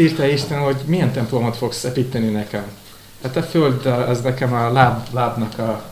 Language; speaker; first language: Hungarian; non-native, fluent; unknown